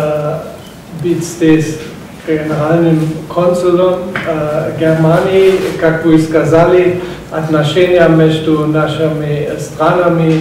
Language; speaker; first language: Russian; non-native, learner; German